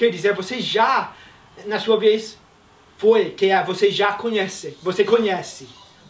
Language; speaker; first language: Portuguese; non-native, fluent; English